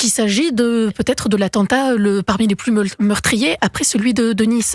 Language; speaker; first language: French; native; French